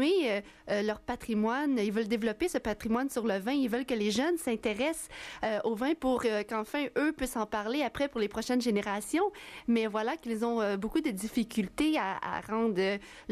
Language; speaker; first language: French; native; French